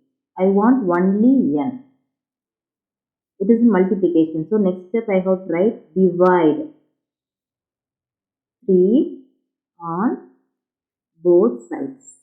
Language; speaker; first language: English; non-native, local second language; Tamil